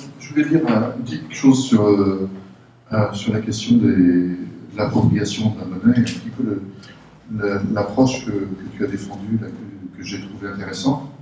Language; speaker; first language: French; native; French